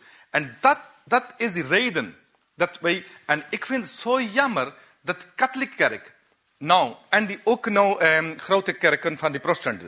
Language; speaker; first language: Dutch; non-native, learner; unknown